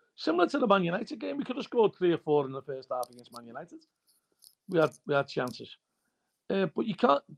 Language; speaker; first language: English; native; English